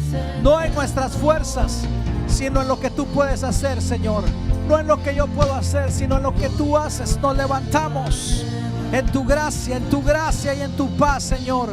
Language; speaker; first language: Spanish; native; Spanish